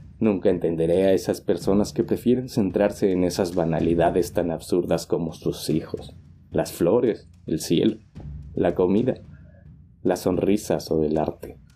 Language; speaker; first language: Spanish; native; Spanish